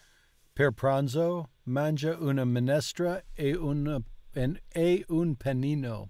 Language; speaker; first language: Italian; non-native, learner; English